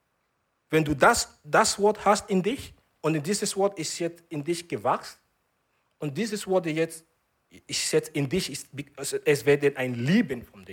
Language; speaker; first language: German; non-native, learner; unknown